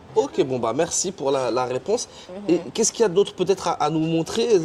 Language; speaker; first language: French; native; French